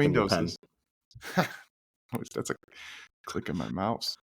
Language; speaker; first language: English; native; English